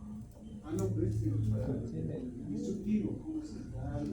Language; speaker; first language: Spanish; native; Spanish